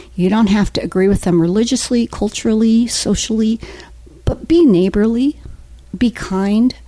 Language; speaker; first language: English; native; English